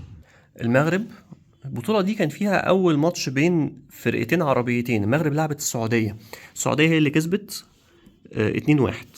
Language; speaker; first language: Arabic; native; Arabic